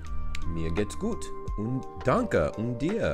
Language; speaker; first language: German; non-native, learner; English